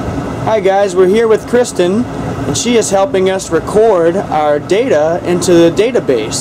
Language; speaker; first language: English; native; English